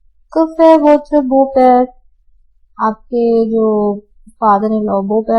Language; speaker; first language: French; non-native, fluent; Hindi